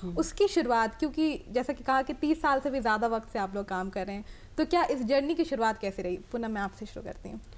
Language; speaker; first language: Hindi; native; Hindi